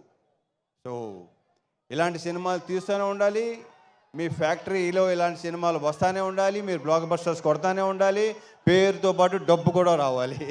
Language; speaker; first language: Telugu; native; Telugu